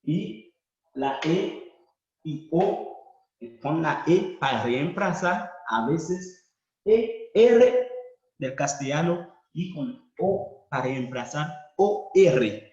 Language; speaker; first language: Spanish; non-native, fluent; Haitian Creole